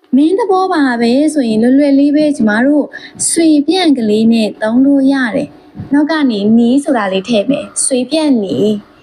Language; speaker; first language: Burmese; native; Burmese